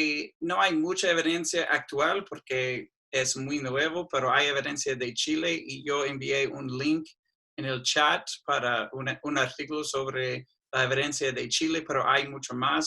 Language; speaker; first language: Spanish; non-native, fluent; English